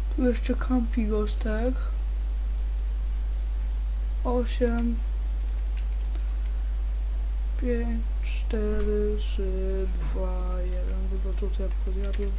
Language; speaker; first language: Polish; native; Polish